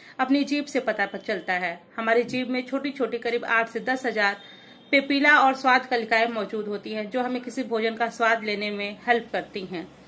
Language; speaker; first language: Hindi; native; Hindi